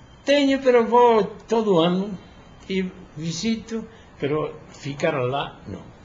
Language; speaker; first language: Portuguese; non-native, fluent; Spanish